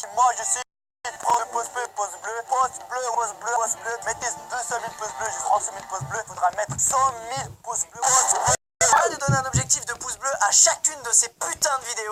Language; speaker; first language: French; native; French